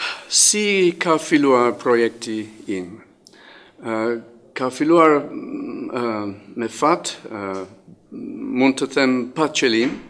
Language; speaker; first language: Albanian; non-native, fluent; English